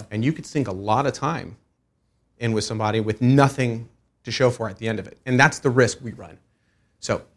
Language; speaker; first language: English; early bilingual, other home language; Persian